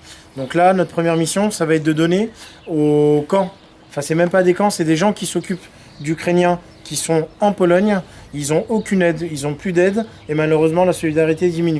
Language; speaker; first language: French; native; French